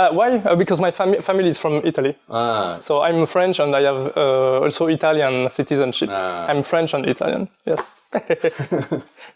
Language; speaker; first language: English; non-native, learner; French